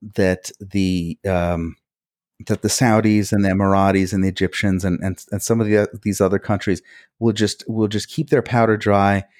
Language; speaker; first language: English; early bilingual, other home language; Hungarian